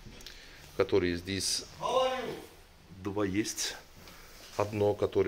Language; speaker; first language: Russian; non-native, learner; Turkish